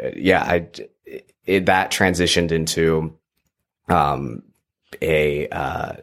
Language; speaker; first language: English; native; English